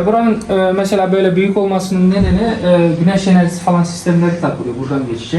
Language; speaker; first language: Turkish; early bilingual, heritage; Turkish